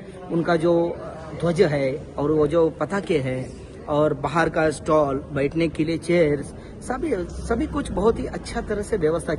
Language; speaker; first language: Hindi; non-native, local second language; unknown